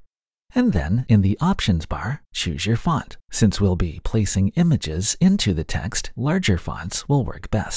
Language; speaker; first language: English; native; English